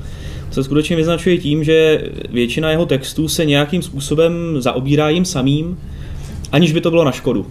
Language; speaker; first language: Czech; native; Czech